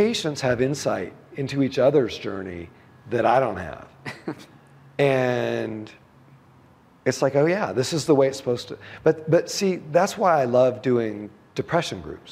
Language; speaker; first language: English; native; English